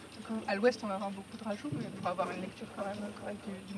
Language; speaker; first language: French; native; French